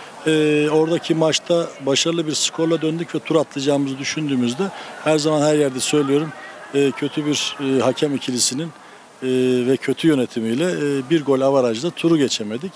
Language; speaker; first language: Turkish; native; Turkish